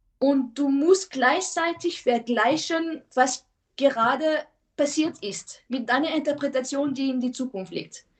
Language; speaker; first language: German; non-native, fluent; French